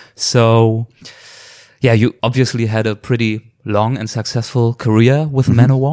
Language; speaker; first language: English; non-native, fluent; German